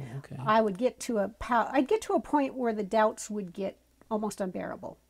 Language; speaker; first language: English; native; English